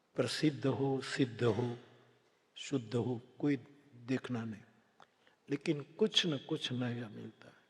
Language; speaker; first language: Hindi; non-native, local second language; Gujarati